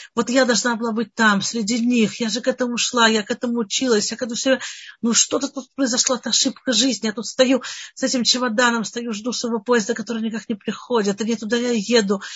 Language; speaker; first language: Russian; early bilingual, heritage; Russian